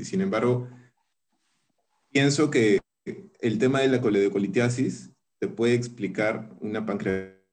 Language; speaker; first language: Spanish; native; Spanish